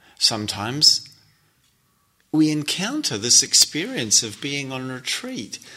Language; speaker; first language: English; native; English